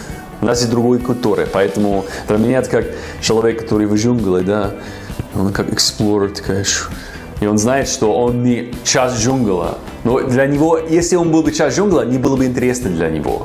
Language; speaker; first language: Russian; non-native, fluent; English